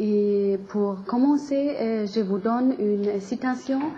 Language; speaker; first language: French; non-native, learner; German